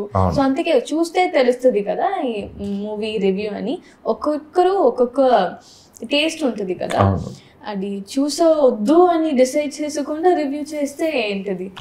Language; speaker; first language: Telugu; non-native, learner; Tamil